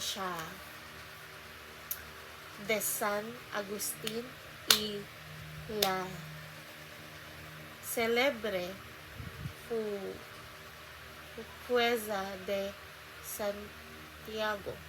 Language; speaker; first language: Spanish; non-native, learner; Filipino